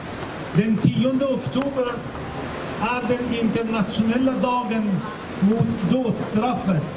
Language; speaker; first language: Swedish; non-native, fluent; Persian